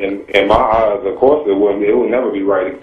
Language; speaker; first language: English; native; English